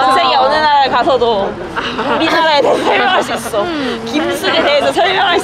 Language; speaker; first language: Korean; native; Korean